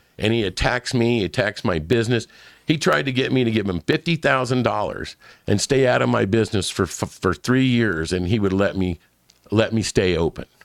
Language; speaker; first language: English; native; English